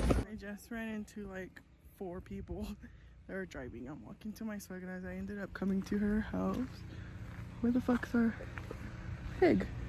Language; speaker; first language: English; early bilingual, other home language; Spanish